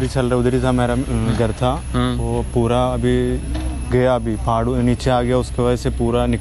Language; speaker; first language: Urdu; non-native, local second language; Malayalam